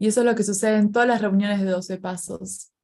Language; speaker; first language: Spanish; native; Spanish